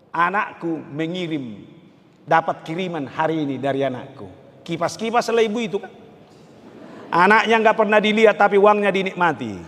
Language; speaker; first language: Indonesian; non-native, local second language; Batak Toba